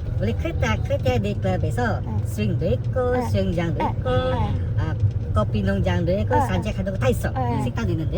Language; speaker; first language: Korean; non-native, learner; Indonesian